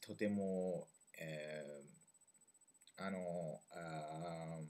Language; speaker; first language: Japanese; non-native, learner; French